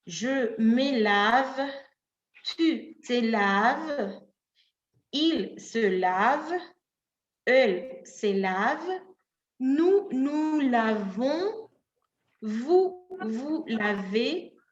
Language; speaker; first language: French; non-native, fluent; Spanish